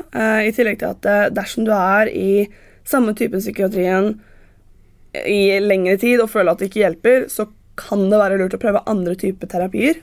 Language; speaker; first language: Norwegian; native; Norwegian